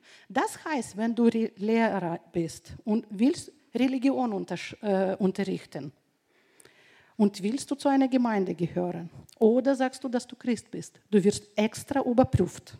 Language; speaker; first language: German; non-native, fluent; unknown